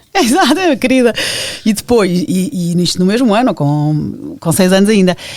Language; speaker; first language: Portuguese; native; Portuguese